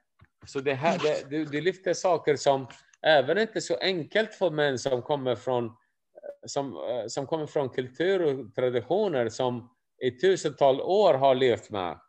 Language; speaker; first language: Swedish; non-native, fluent; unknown